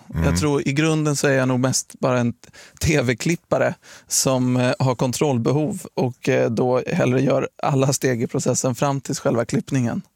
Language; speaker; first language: Swedish; native; Swedish